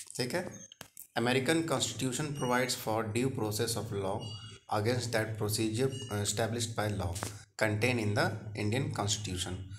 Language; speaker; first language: Hindi; native; Hindi